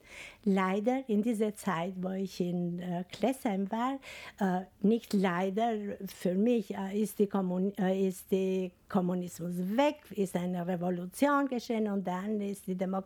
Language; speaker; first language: German; non-native, fluent; Albanian